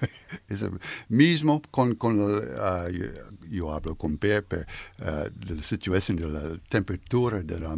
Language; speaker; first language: Spanish; non-native, learner; French